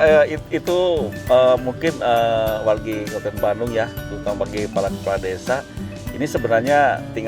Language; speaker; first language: Indonesian; non-native, local second language; Sundanese